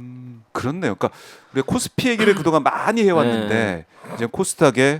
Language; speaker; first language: Korean; native; Korean